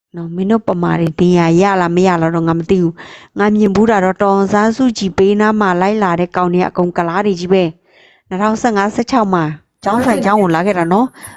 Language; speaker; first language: Burmese; non-native, local second language; Shan